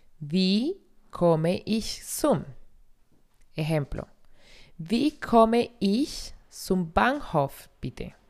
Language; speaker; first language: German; non-native, fluent; Spanish